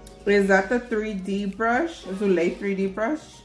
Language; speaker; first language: English; early bilingual, other home language; Spanish